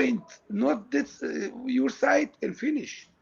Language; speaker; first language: English; non-native, learner; Georgian